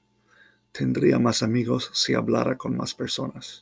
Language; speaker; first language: Spanish; non-native, fluent; English